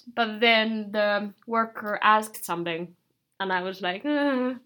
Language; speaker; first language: English; non-native, fluent; Finnish